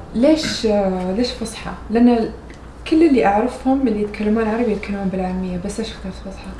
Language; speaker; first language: Arabic; native; Arabic